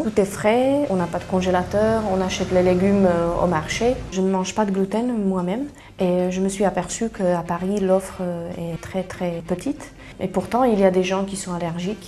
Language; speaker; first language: French; non-native, fluent; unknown